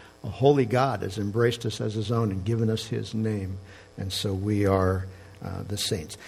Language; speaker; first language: English; native; English